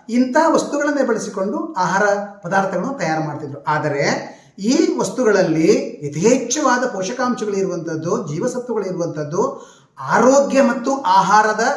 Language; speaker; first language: Kannada; native; Kannada